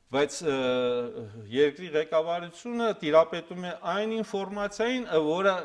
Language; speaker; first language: Armenian; native; Armenian